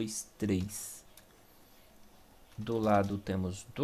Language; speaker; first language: Portuguese; native; Portuguese